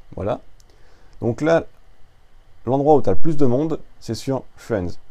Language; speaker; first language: French; native; French